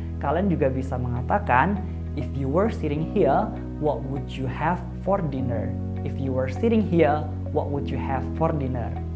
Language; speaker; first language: English; non-native, fluent; Indonesian